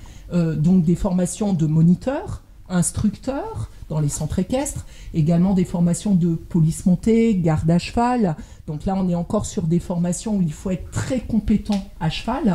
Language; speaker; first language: French; native; French